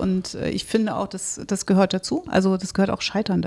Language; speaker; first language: German; native; German